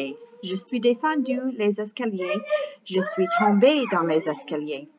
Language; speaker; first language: French; non-native, fluent; English